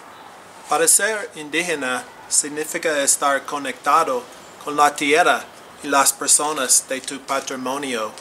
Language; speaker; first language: Spanish; non-native, learner; English